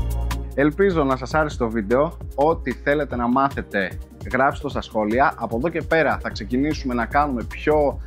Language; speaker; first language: Greek; native; Greek